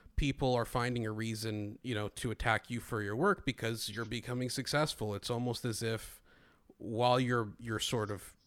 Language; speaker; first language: English; non-native, fluent; Greek